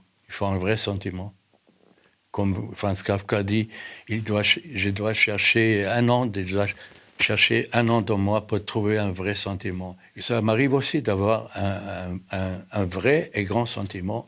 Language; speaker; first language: French; non-native, fluent; German